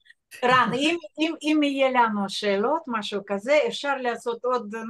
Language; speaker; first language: Hebrew; non-native, fluent; Russian